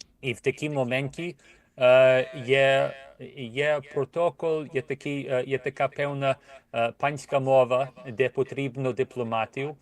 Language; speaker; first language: Ukrainian; early bilingual, heritage; Ukrainian